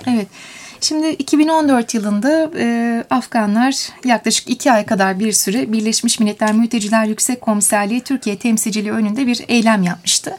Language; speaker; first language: Turkish; native; Turkish